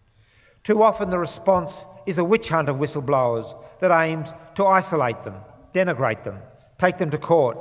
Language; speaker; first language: English; native; English